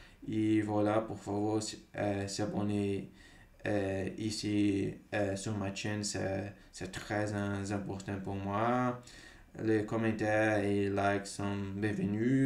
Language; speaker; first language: French; non-native, fluent; Portuguese